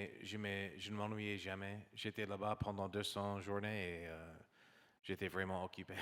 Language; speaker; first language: French; non-native, learner; English